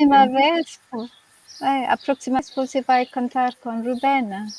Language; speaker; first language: Portuguese; non-native, fluent; French